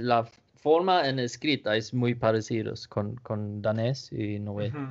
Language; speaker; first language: Spanish; non-native, learner; Danish